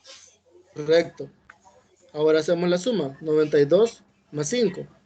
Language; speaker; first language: Spanish; native; Spanish